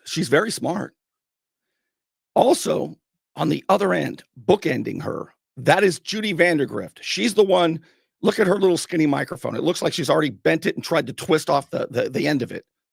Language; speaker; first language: English; native; English